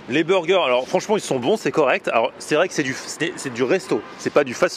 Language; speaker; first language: French; native; French